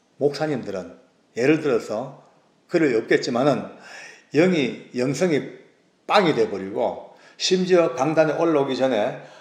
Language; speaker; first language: Korean; native; Korean